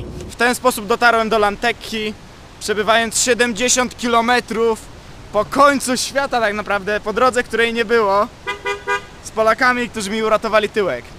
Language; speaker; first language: Polish; native; Polish